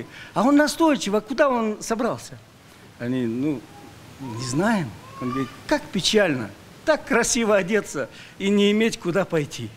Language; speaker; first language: Russian; native; Russian